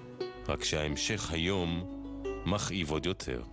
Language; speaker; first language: Hebrew; native; Hebrew